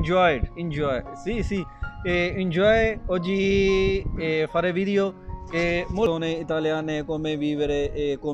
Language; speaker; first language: Italian; non-native, learner; Urdu